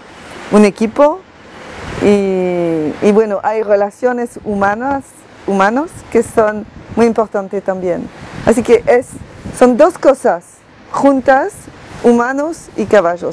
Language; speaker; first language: Spanish; non-native, fluent; French